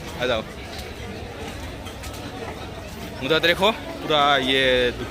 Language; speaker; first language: Hindi; non-native, local second language; Assamese